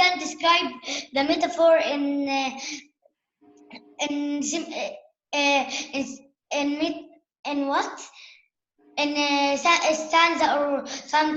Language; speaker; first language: English; non-native, learner; Arabic